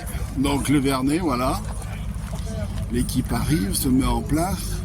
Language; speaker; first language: French; native; French